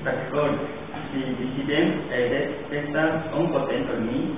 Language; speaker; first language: Catalan; non-native, learner; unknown